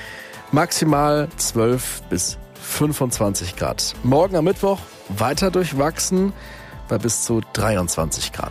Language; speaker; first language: German; native; German